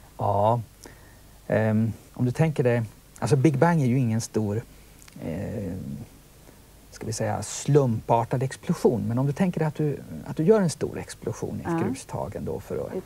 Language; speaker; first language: Swedish; native; Swedish